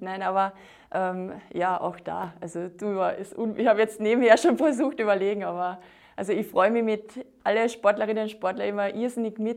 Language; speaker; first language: German; native; German